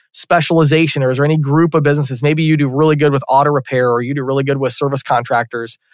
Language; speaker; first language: English; native; English